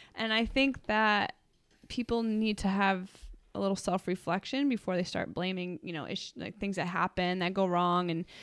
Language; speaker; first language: English; native; English